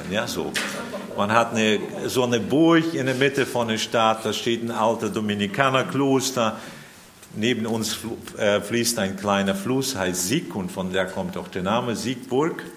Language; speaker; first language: German; early bilingual, heritage; German